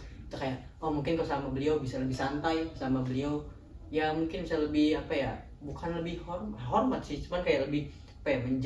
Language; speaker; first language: Indonesian; native; Indonesian